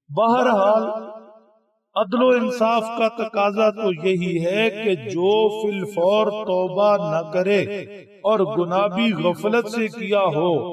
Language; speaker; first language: Urdu; native; Urdu